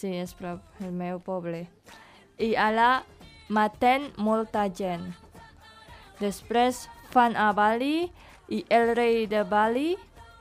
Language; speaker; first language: Catalan; non-native, learner; Indonesian